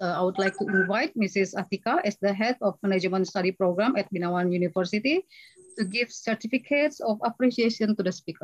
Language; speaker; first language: English; non-native, fluent; Indonesian